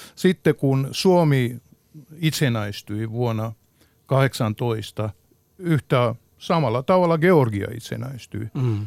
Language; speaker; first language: Finnish; non-native, fluent; Georgian